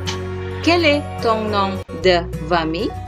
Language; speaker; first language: French; non-native, fluent; Indonesian